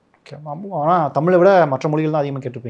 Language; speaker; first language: Tamil; native; Tamil